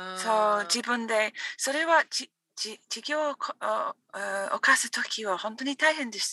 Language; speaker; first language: Japanese; non-native, learner; English